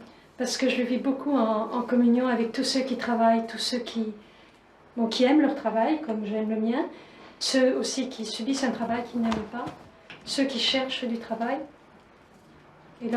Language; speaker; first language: French; native; French